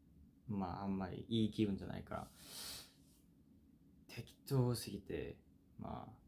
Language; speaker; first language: Japanese; non-native, fluent; Korean